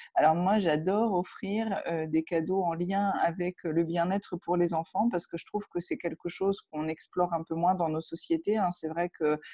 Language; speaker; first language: French; native; French